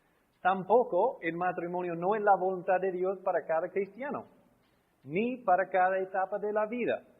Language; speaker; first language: Spanish; non-native, fluent; English